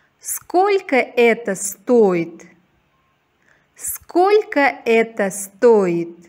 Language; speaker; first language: Russian; non-native, local second language; Uzbek